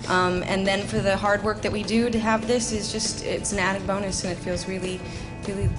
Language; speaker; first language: English; native; English